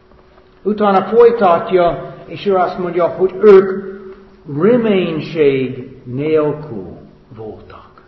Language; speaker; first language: Hungarian; non-native, fluent; English